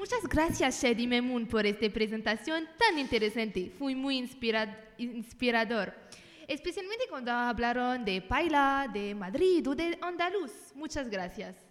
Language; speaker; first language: Spanish; non-native, learner; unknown